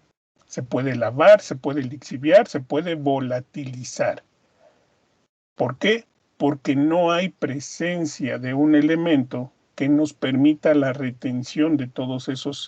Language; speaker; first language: Spanish; native; Spanish